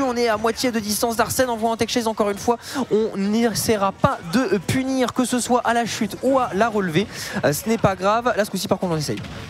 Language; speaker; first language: French; native; French